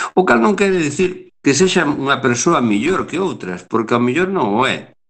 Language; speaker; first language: Galician; native; Galician